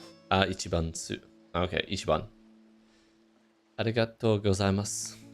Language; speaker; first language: Japanese; non-native, fluent; English